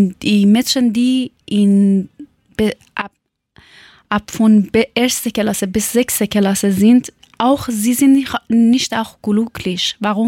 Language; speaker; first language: German; non-native, learner; Persian